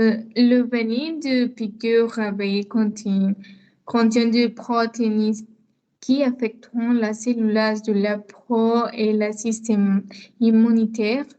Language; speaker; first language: French; non-native, learner; Spanish